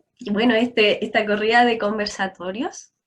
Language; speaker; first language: Spanish; native; Spanish